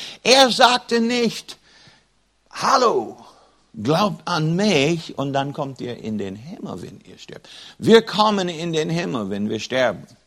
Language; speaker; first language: German; non-native, fluent; English